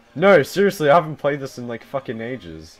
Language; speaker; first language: English; native; English